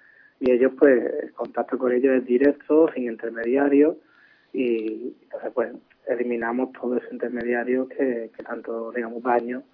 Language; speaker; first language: Spanish; native; Spanish